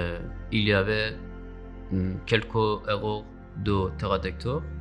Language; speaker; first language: French; non-native, learner; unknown